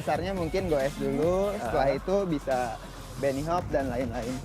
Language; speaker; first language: Indonesian; native; Indonesian